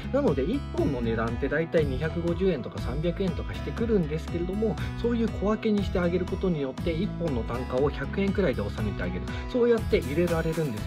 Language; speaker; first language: Japanese; native; Japanese